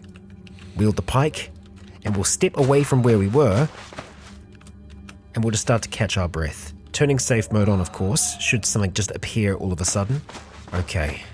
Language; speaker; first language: English; native; English